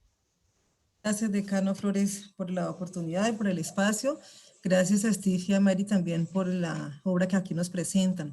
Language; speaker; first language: Spanish; native; Spanish